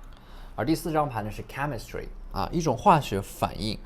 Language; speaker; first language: Chinese; native; Chinese